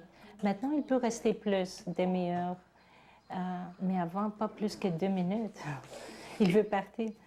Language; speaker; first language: French; non-native, learner; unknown